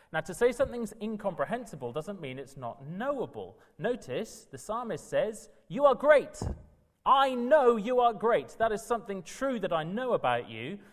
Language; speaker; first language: English; native; English